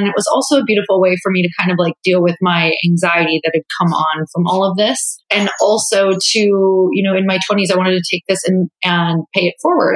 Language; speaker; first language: English; native; English